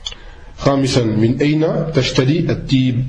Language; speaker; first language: Arabic; non-native, fluent; French